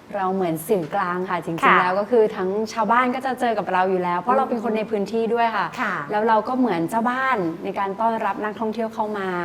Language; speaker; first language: Thai; native; Thai